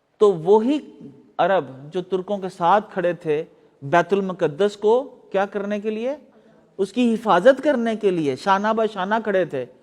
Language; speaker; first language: Urdu; non-native, local second language; Punjabi